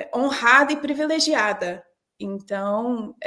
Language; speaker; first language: Portuguese; non-native, fluent; English